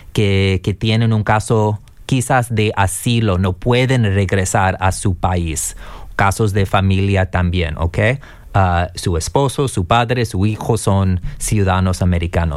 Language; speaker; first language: Spanish; non-native, learner; English